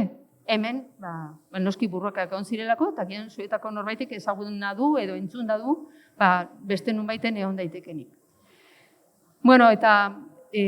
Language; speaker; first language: Basque; native; Basque